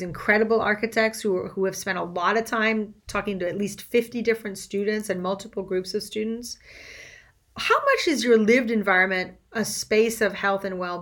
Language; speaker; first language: English; non-native, fluent; French